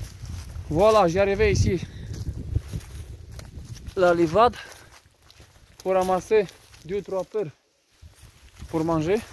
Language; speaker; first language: French; non-native, learner; Romanian